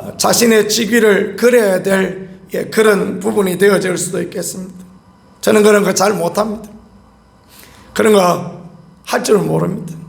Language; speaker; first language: Korean; native; Korean